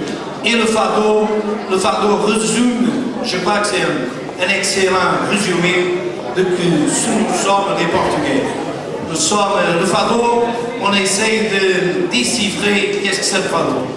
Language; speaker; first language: French; non-native, fluent; Portuguese